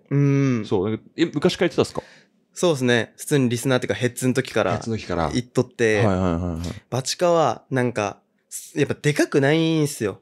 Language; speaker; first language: Japanese; native; Japanese